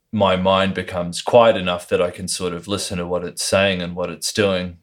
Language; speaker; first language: English; native; English